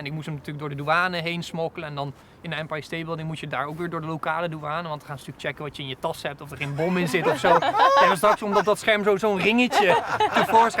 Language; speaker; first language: Dutch; native; Dutch